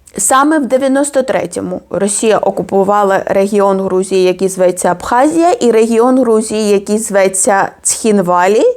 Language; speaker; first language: Ukrainian; non-native, fluent; Georgian